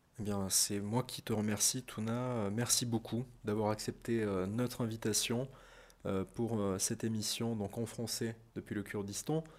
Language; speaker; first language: French; native; French